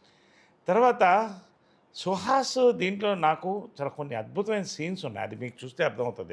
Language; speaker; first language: Telugu; native; Telugu